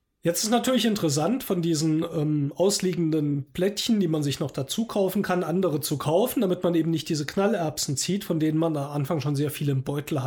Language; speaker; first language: German; native; German